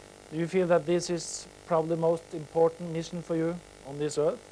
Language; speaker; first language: English; non-native, fluent; Norwegian